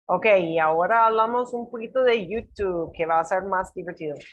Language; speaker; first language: Spanish; non-native, learner; English